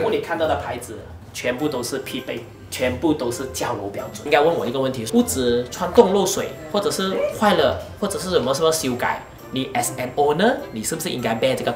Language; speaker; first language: Chinese; native; Chinese